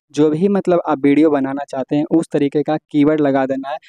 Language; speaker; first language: Hindi; native; Hindi